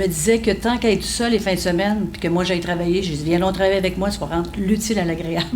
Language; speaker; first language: French; native; French